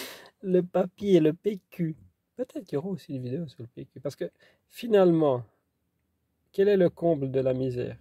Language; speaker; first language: French; native; French